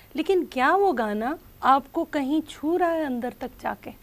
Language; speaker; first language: Hindi; native; Hindi